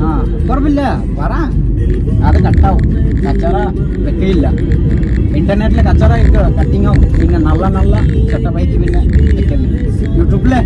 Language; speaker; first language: Malayalam; non-native, learner; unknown